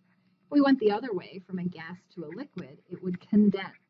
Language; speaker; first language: English; native; English